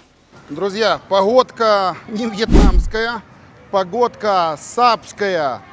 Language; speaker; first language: Russian; native; Russian